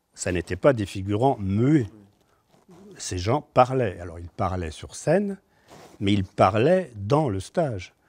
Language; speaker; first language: French; native; French